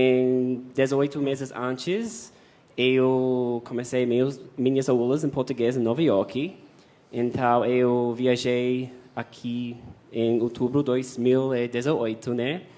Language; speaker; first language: Portuguese; non-native, fluent; English